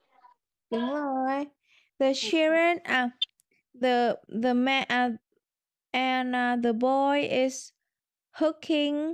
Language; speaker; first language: English; non-native, learner; Vietnamese